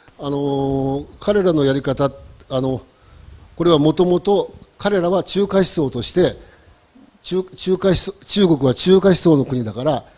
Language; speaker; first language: Japanese; native; Japanese